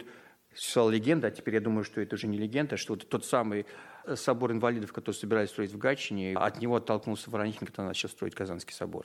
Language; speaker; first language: Russian; native; Russian